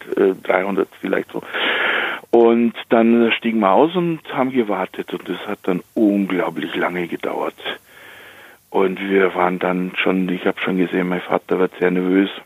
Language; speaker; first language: German; early bilingual, heritage; Slovak